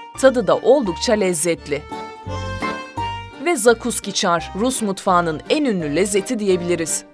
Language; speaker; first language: Turkish; native; Turkish